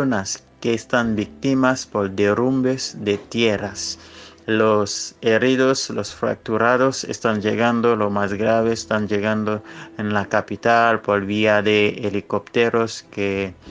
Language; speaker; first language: Spanish; non-native, fluent; Haitian Creole